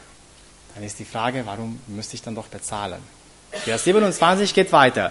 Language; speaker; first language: German; non-native, fluent; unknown